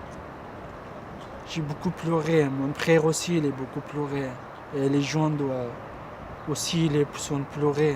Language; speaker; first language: French; non-native, learner; Pashto